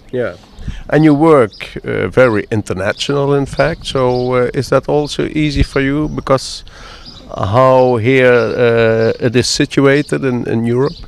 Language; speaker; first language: English; non-native, learner; Dutch